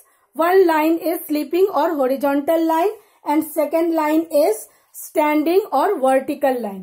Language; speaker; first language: English; non-native, local second language; Hindi